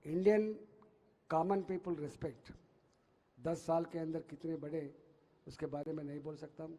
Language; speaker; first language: Hindi; non-native, local second language; Telugu